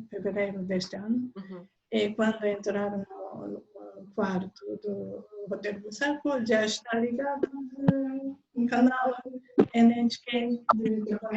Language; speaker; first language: Portuguese; non-native, learner; Japanese